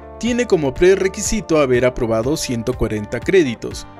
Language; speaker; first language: Spanish; native; Spanish